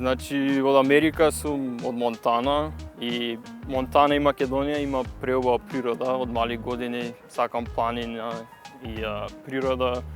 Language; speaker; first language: Macedonian; early bilingual, heritage; Macedonian